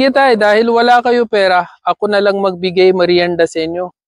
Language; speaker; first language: Filipino; non-native, learner; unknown